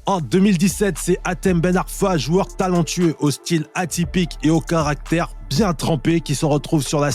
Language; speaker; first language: French; native; French